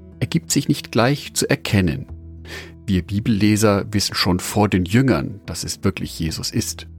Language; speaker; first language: German; native; German